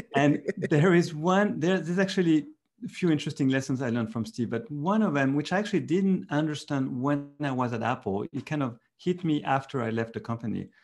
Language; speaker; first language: English; non-native, fluent; French